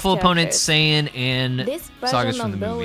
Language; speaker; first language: English; native; English